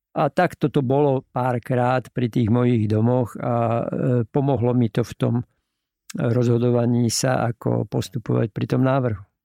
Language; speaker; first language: Slovak; native; Slovak